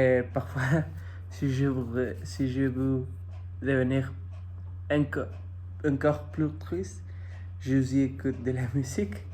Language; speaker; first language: French; non-native, fluent; Spanish